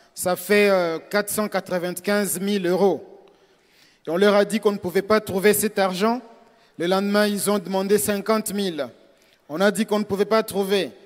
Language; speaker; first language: French; non-native, local second language; Swahili